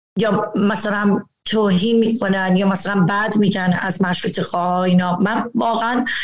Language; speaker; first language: Persian; early bilingual, heritage; Persian